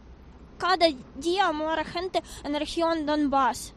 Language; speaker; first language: Spanish; non-native, fluent; Ukrainian